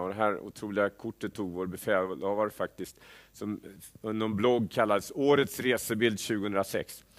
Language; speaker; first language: Swedish; native; Swedish